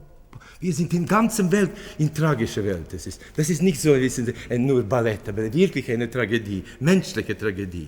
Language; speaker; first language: German; non-native, fluent; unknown